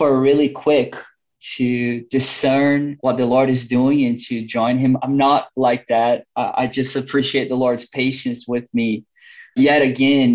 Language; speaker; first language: English; non-native, fluent; Portuguese